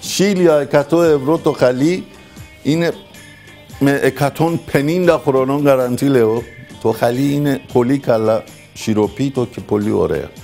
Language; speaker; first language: Greek; non-native, fluent; Persian